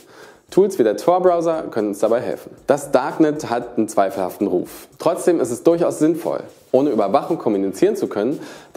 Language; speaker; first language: German; native; German